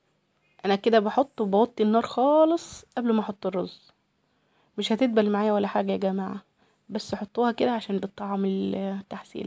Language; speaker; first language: Arabic; native; Arabic